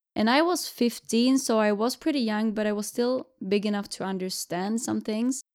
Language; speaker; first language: English; non-native, fluent; Swedish